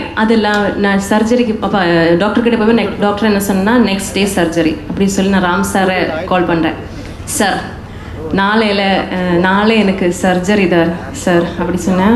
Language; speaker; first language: Tamil; non-native, learner; Malayalam